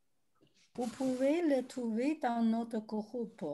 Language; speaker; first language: French; non-native, learner; Chinese